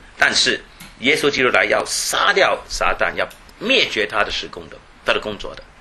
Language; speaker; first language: Chinese; non-native, local second language; Cantonese